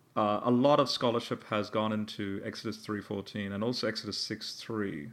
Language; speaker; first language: English; early bilingual, heritage; English